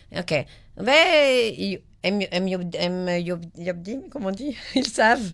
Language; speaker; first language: Hebrew; non-native, learner; French